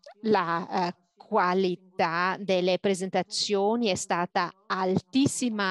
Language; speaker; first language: Italian; native; Italian